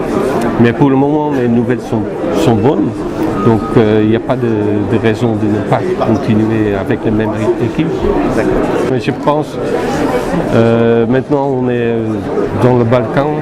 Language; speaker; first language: French; non-native, fluent; Dutch